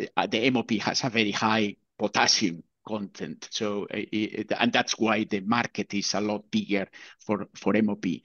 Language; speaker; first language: English; non-native, fluent; Spanish